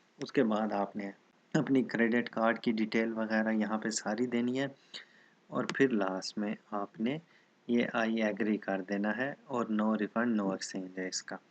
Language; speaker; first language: Urdu; non-native, local second language; Saraiki